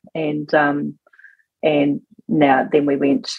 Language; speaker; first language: English; native; English